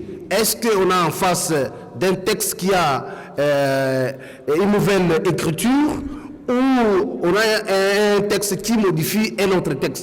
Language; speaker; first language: French; native; French